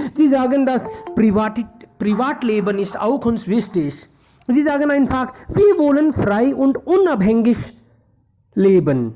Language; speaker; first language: German; non-native, fluent; Hindi